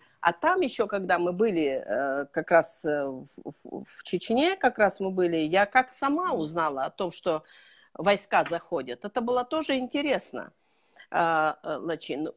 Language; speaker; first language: Russian; non-native, local second language; Chechen